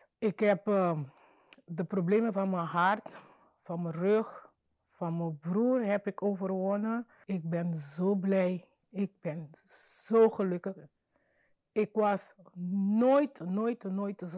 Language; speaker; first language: Dutch; non-native, learner; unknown